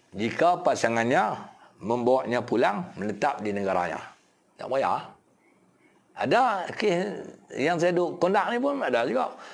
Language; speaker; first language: Malay; native; Malay